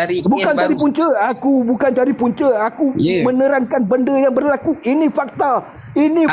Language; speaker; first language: Malay; native; Malay